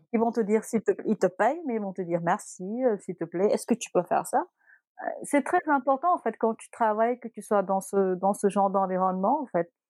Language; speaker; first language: French; non-native, local second language; Wolof